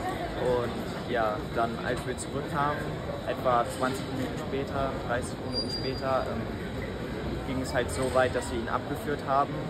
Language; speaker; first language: German; native; German